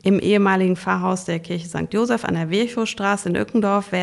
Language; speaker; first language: German; native; German